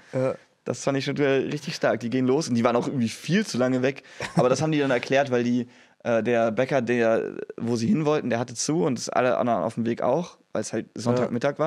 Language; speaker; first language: German; native; German